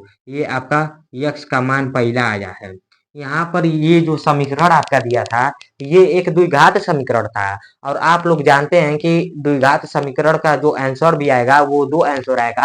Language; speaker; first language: Hindi; native; Hindi